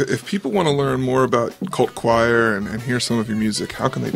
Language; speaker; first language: English; native; English